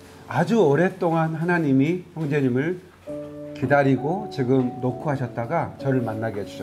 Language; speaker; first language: Korean; native; Korean